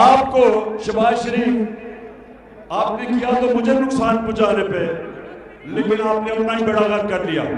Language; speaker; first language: Urdu; native; Urdu